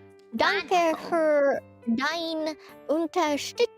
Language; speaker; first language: German; non-native, learner; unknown